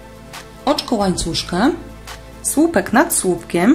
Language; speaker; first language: Polish; native; Polish